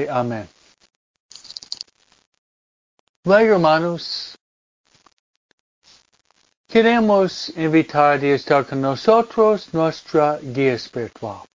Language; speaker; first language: Spanish; non-native, fluent; English